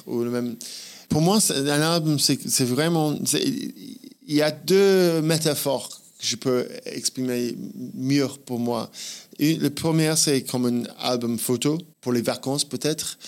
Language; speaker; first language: French; non-native, fluent; English